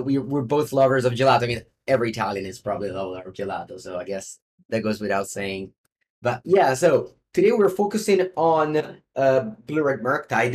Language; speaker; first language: English; non-native, fluent; Italian